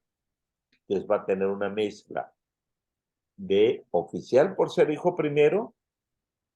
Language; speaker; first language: Spanish; native; Spanish